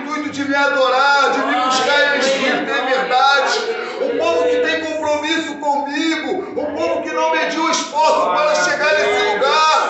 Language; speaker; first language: Portuguese; native; Portuguese